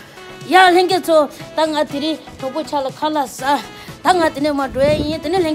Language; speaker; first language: Hindi; non-native, local second language; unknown